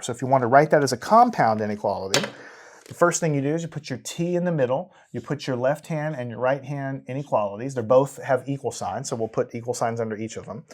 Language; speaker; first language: English; native; English